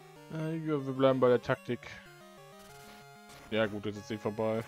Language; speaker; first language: German; native; German